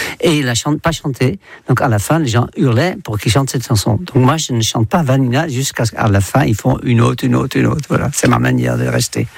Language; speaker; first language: French; non-native, fluent; Dutch